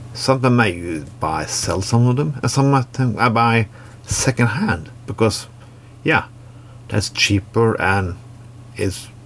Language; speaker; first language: English; non-native, fluent; Norwegian